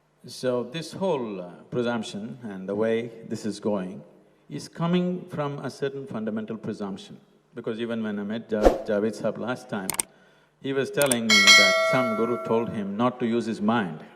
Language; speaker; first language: English; non-native, local second language; Kannada